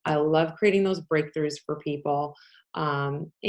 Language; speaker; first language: English; early bilingual, other home language; Polish